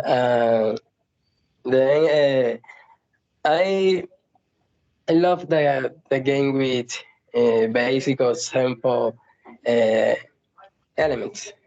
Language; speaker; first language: English; non-native, learner; Spanish